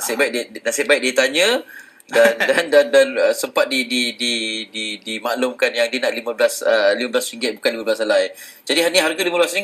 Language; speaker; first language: Malay; native; Malay